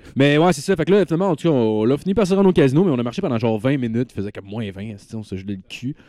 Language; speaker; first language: French; native; French